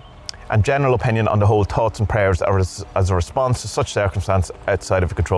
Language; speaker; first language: English; native; English